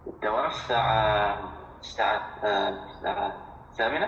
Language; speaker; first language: Arabic; non-native, learner; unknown